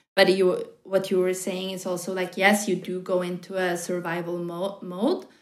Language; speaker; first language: English; non-native, fluent; Norwegian